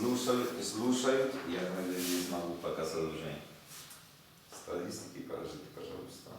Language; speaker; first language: Russian; non-native, learner; Spanish